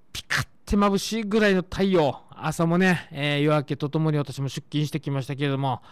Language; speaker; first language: Japanese; native; Japanese